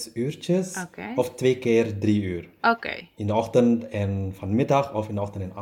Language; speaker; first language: Dutch; non-native, learner; German